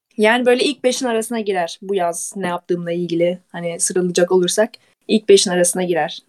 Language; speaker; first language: Turkish; native; Turkish